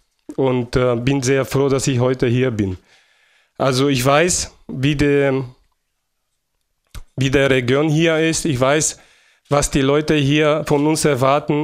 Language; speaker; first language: German; non-native, fluent; Bulgarian